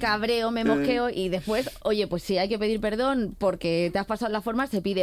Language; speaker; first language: Spanish; native; Spanish